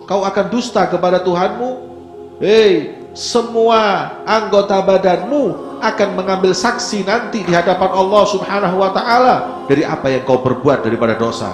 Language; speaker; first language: Indonesian; native; Indonesian